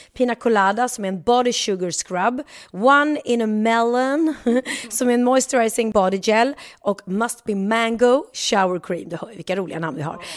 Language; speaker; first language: Swedish; native; Swedish